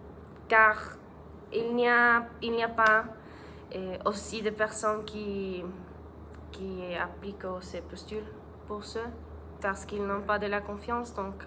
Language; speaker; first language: French; non-native, learner; Spanish